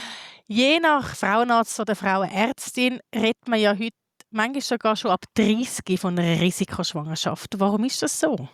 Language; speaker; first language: German; native; German